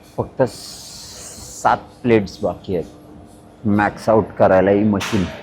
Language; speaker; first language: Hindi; non-native, local second language; Marathi